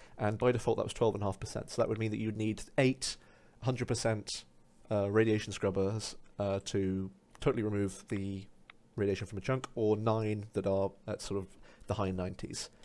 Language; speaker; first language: English; native; English